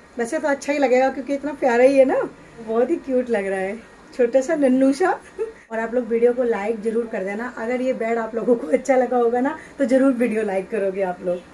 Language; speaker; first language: Hindi; native; Hindi